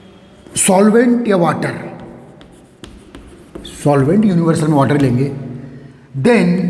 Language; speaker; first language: Hindi; native; Hindi